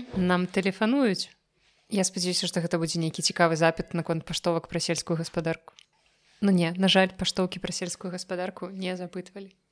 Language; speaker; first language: Belarusian; non-native, local second language; Russian